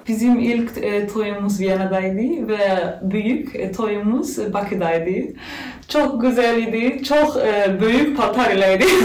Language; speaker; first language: Azerbaijani; non-native, learner; German